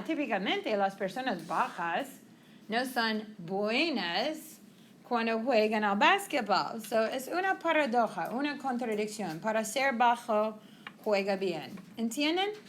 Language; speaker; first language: Spanish; non-native, fluent; English